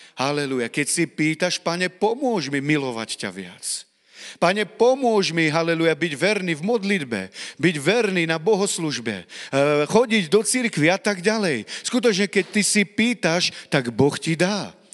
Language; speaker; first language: Slovak; non-native, local second language; Romany